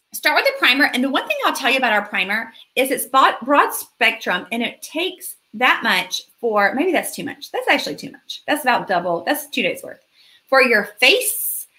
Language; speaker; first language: English; native; English